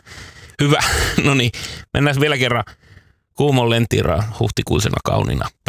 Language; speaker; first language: Finnish; native; Finnish